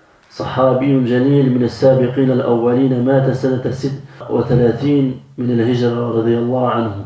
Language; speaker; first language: Arabic; non-native, fluent; French